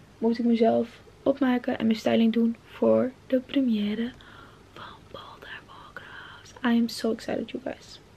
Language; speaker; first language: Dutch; early bilingual, other home language; Arabic